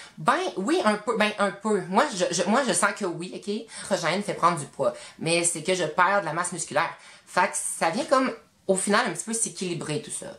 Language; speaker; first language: French; native; French